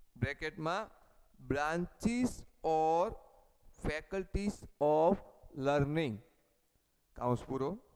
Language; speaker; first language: English; non-native, local second language; Gujarati